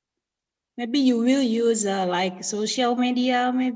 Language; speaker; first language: English; non-native, fluent; Indonesian